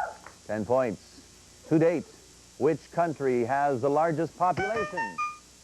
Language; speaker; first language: English; native; English